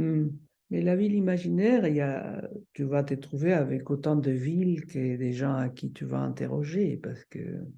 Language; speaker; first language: French; non-native, fluent; Spanish